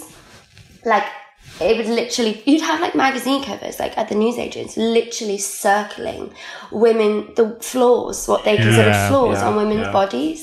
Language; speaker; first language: English; non-native, local second language; Welsh